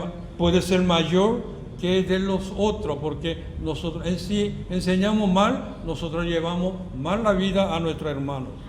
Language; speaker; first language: Spanish; non-native, fluent; Korean